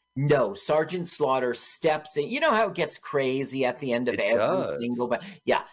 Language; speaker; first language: English; native; English